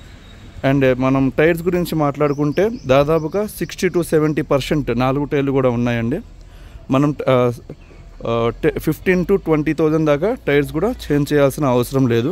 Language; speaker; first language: Telugu; native; Telugu